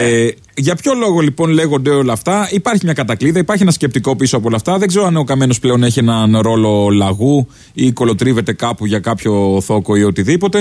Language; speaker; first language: Greek; native; Greek